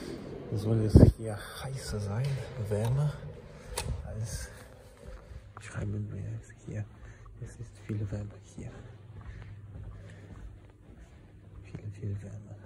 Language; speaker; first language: German; non-native, learner; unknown